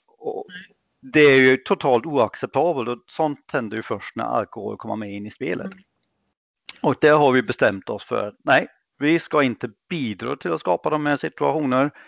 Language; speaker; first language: Swedish; non-native, fluent; German